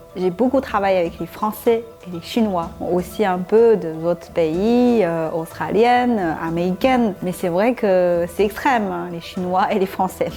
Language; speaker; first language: French; non-native, fluent; Chinese